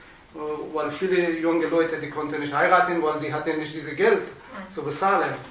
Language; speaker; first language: German; non-native, learner; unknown